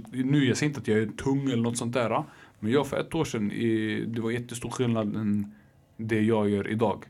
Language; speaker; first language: Swedish; early bilingual, other home language; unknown